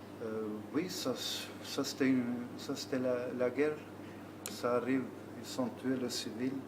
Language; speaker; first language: French; non-native, learner; Albanian